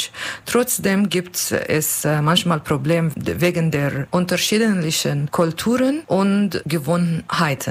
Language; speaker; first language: German; non-native, learner; Turkish